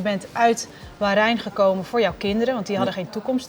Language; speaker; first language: Dutch; native; Dutch